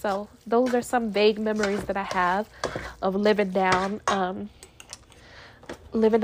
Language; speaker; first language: English; native; English